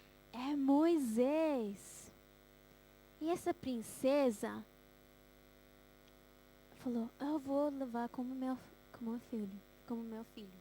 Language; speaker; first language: Portuguese; early bilingual, heritage; Portuguese